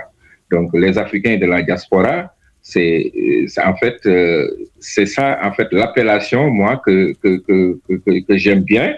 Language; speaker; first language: French; non-native, local second language; Wolof